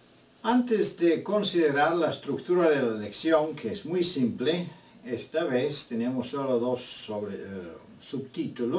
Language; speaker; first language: Spanish; non-native, fluent; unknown